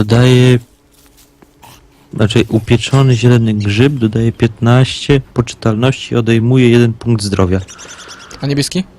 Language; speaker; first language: Polish; native; Polish